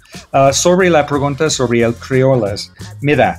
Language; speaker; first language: Spanish; non-native, fluent; English